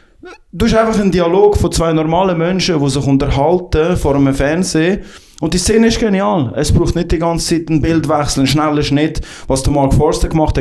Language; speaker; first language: German; native; German